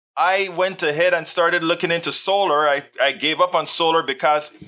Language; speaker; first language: English; non-native, fluent; Spanish